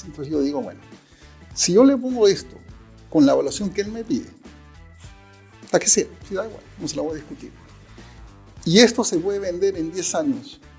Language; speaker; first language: Spanish; native; Spanish